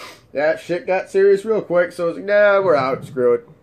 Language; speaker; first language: English; native; English